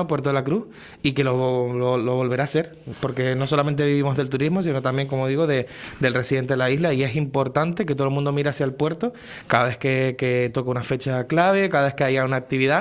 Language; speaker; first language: Spanish; native; Spanish